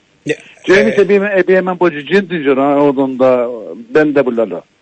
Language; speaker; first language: Greek; non-native, local second language; Turkish